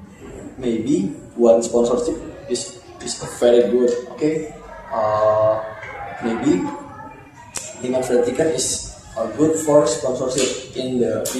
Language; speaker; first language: English; non-native, learner; Indonesian